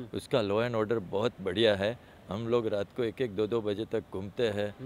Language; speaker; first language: Hindi; non-native, local second language; Gujarati